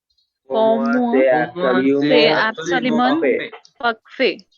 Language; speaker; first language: French; non-native, learner; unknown